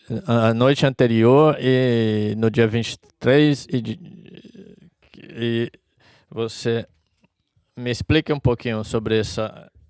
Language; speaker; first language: Portuguese; non-native, fluent; English